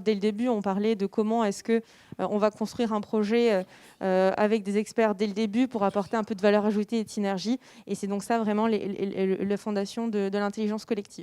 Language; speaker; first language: French; native; French